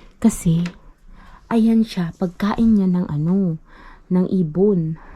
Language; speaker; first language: Filipino; non-native, local second language; Cebuano